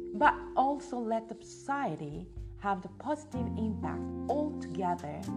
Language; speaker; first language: English; non-native, fluent; Japanese